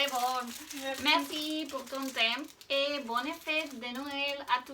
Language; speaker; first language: French; non-native, learner; Spanish